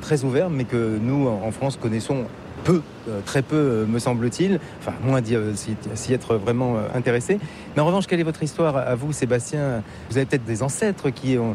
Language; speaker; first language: French; native; French